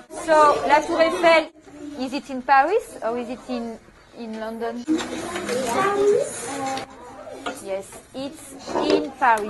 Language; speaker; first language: English; non-native, fluent; French